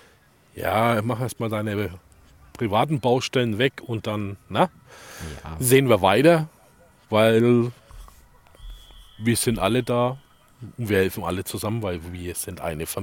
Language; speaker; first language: German; native; German